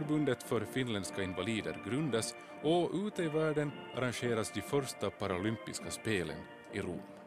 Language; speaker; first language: Swedish; native; Swedish